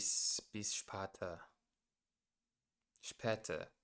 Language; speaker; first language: German; non-native, learner; English